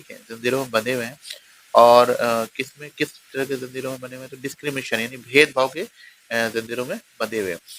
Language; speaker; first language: Hindi; native; Hindi